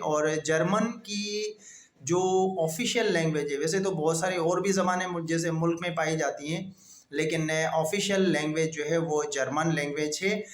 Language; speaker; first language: Urdu; non-native, local second language; Sindhi